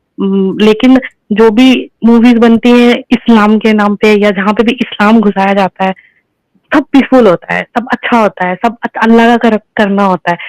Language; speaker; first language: Hindi; native; Hindi